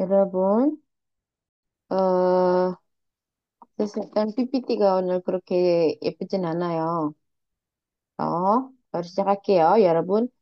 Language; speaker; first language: Korean; non-native, fluent; Indonesian